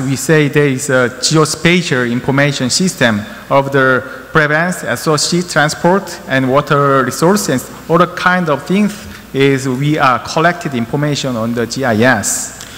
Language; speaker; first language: English; non-native, learner; Korean